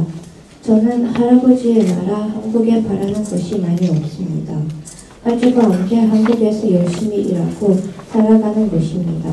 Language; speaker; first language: Korean; early bilingual, other home language; Russian